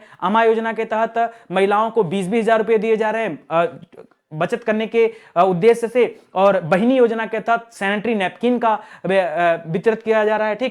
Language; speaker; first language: Hindi; native; Hindi